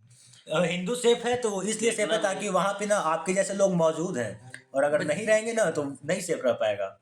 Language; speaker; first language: Hindi; native; Hindi